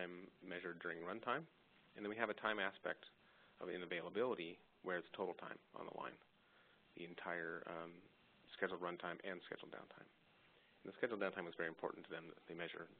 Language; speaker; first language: English; native; English